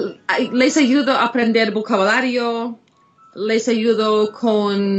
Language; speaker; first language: Spanish; non-native, fluent; English